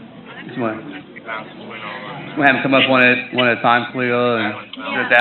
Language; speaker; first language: English; native; English